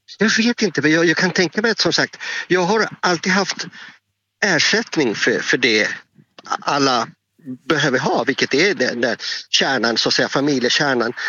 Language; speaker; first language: Swedish; non-native, fluent; Spanish